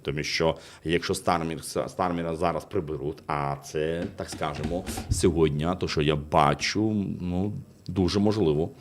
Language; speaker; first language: Ukrainian; non-native, fluent; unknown